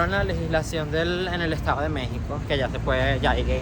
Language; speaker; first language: Spanish; native; Spanish